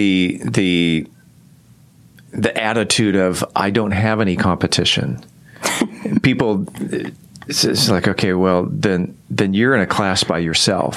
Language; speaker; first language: English; native; English